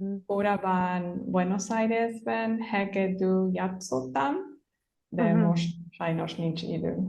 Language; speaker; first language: Hungarian; non-native, learner; Spanish